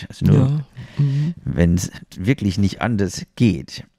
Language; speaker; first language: German; native; German